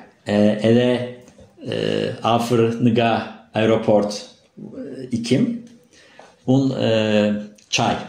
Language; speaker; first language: Albanian; non-native, learner; Turkish